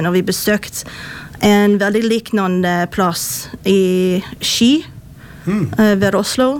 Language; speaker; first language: Norwegian; non-native, fluent; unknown